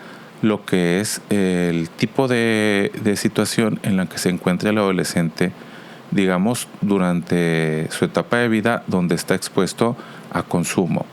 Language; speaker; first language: Spanish; native; Spanish